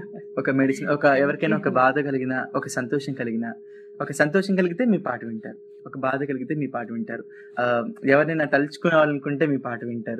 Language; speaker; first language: Telugu; native; Telugu